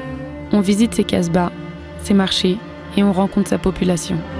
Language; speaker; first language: French; native; French